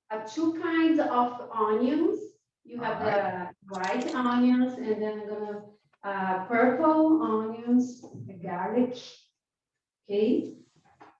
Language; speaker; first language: English; non-native, learner; Portuguese